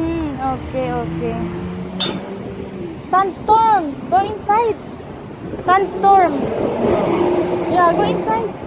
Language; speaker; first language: English; non-native, local second language; Filipino